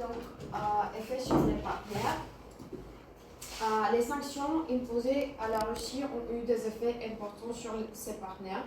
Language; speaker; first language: French; non-native, learner; Bulgarian